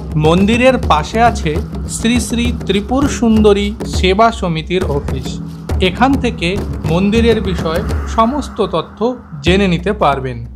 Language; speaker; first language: Bangla; non-native, fluent; Hindi